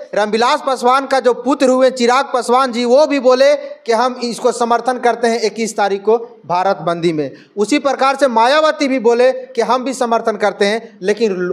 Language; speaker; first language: Hindi; native; Hindi